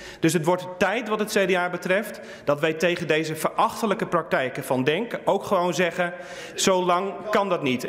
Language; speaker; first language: Dutch; native; Dutch